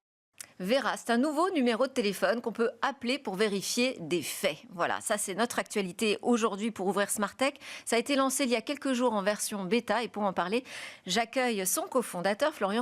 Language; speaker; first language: French; native; French